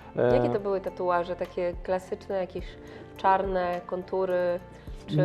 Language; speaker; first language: Polish; native; Polish